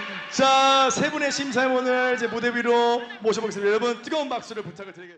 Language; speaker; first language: Korean; native; Korean